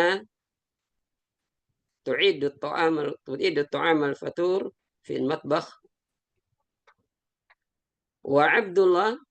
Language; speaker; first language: Arabic; non-native, learner; Indonesian